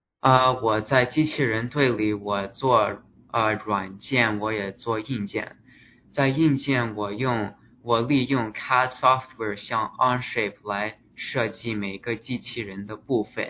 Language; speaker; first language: Chinese; early bilingual, heritage; Chinese